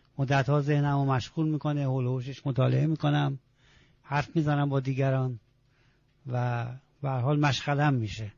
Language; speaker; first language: Persian; non-native, local second language; Azerbaijani